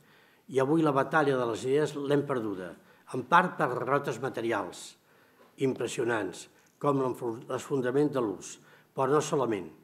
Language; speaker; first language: Catalan; native; Catalan